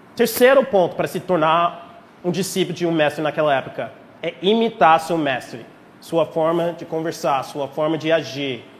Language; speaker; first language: Portuguese; non-native, fluent; English